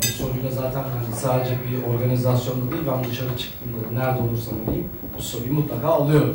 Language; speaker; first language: Turkish; native; Turkish